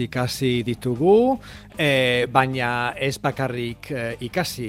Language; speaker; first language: Basque; non-native, learner; English